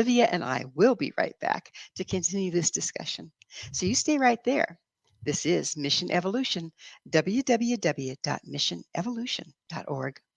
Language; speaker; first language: English; native; English